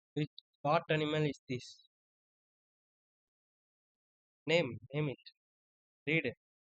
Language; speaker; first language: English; non-native, local second language; Tamil